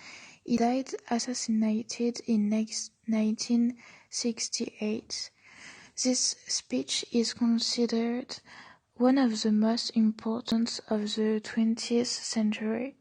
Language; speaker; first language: English; non-native, learner; French